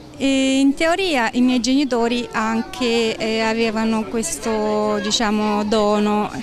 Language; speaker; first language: Italian; non-native, fluent; Romanian